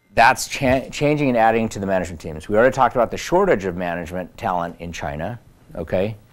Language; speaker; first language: English; native; English